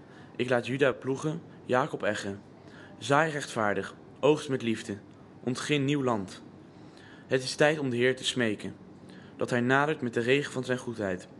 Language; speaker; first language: Dutch; native; Dutch